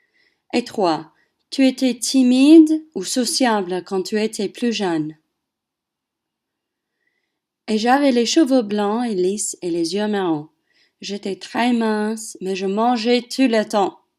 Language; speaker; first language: French; non-native, learner; English